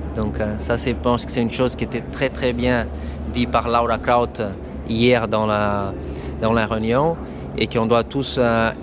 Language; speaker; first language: French; non-native, fluent; Portuguese